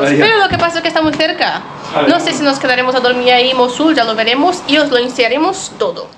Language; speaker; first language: Spanish; non-native, fluent; Portuguese